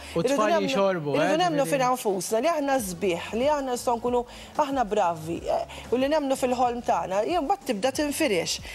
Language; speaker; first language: Maltese; native; Maltese